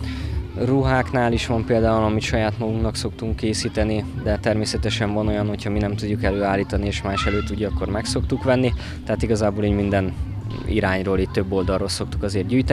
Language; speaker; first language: Hungarian; native; Hungarian